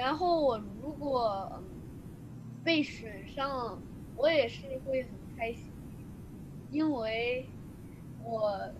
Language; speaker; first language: Chinese; early bilingual, other home language; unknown